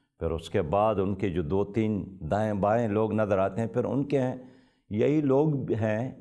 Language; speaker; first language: Urdu; non-native, local second language; Pashto